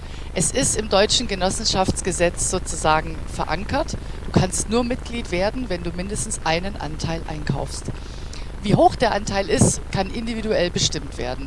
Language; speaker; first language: German; native; German